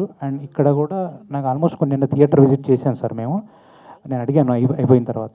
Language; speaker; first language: Telugu; native; Telugu